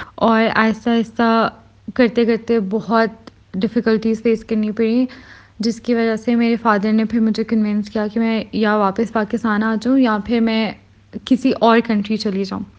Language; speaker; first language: Urdu; native; Urdu